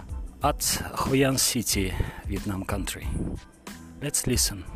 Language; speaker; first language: English; non-native, learner; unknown